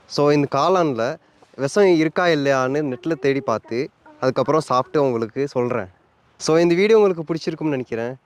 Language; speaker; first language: Tamil; non-native, fluent; Russian